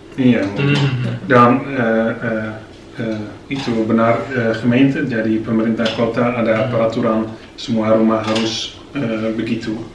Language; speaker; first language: Indonesian; non-native, fluent; Dutch